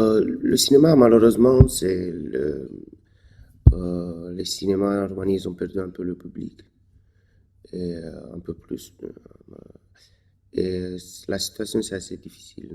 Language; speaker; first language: French; non-native, fluent; Romanian